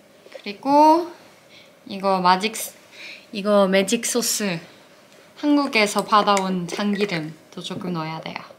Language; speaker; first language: Korean; non-native, fluent; Norwegian